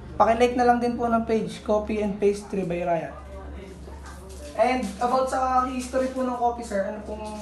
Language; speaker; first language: Filipino; native; Filipino